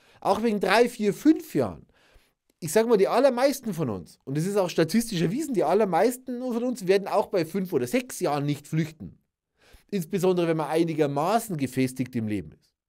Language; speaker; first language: German; native; German